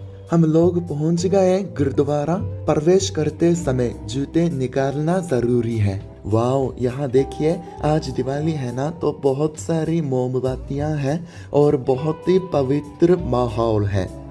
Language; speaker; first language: Hindi; non-native, fluent; Japanese